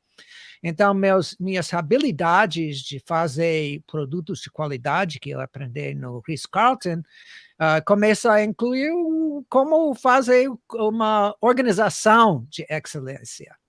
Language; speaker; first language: Portuguese; non-native, fluent; English